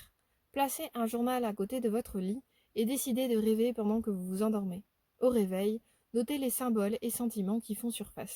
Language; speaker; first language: French; native; French